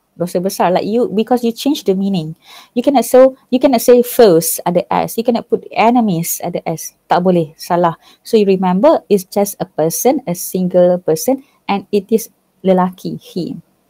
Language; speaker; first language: English; non-native, local second language; Malay